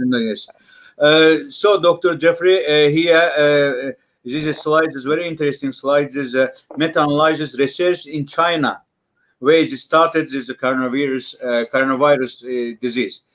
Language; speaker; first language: English; non-native, learner; Russian